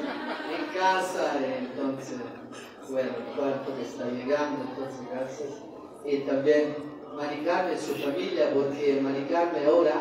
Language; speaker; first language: Spanish; non-native, fluent; Italian